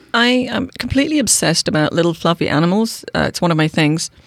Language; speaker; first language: English; native; English